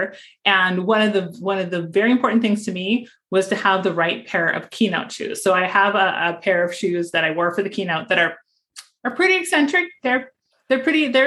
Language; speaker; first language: English; native; English